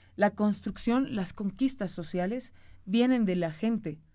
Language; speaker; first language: Spanish; native; Spanish